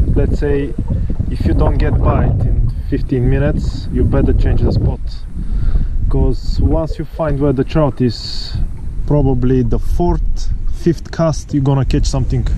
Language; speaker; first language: English; non-native, fluent; Bulgarian